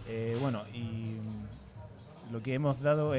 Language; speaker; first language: Spanish; native; Spanish